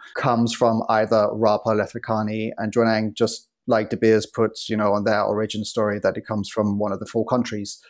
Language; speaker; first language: English; non-native, fluent; Danish